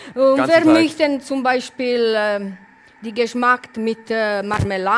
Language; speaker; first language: German; non-native, learner; Italian